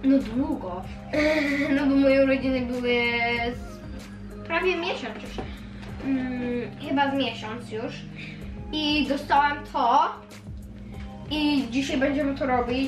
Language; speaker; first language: Polish; early bilingual, heritage; Polish